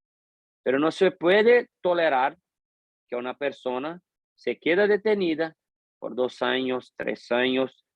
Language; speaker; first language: Spanish; non-native, fluent; Portuguese